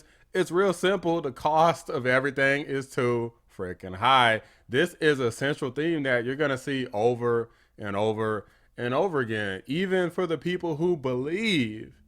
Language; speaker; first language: English; native; English